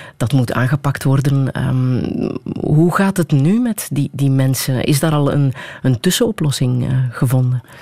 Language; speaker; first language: Dutch; native; Dutch